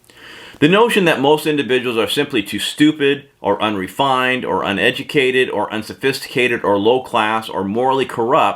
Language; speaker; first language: English; native; English